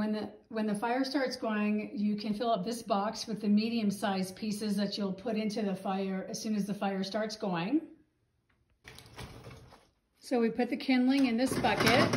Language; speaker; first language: English; native; English